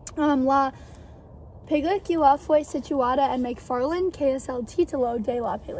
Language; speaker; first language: Spanish; non-native, learner; English